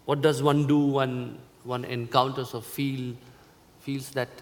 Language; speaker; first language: English; non-native, local second language; Hindi